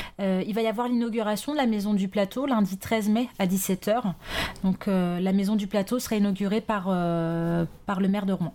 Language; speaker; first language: French; native; French